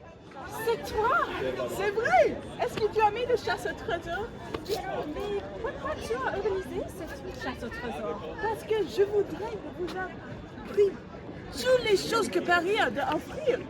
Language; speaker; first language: French; non-native, learner; English